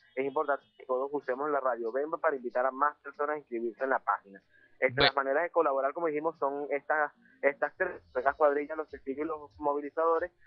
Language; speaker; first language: Spanish; native; Spanish